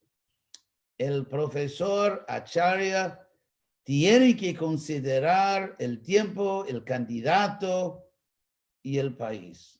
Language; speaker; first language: Spanish; non-native, fluent; English